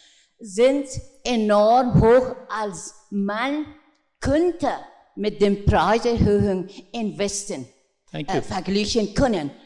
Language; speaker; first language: German; non-native, fluent; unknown